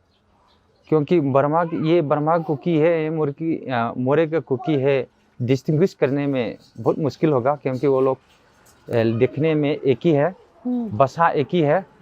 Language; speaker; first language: Hindi; non-native, local second language; Manipuri